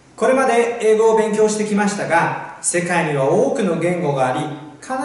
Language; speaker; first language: Japanese; native; Japanese